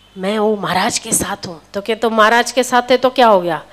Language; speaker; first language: Hindi; non-native, local second language; Gujarati